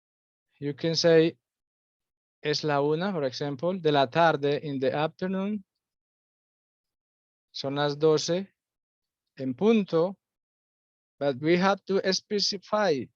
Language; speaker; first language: English; non-native, fluent; Spanish